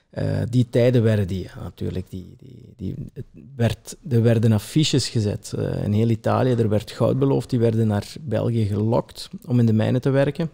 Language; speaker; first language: Dutch; early bilingual, other home language; Italian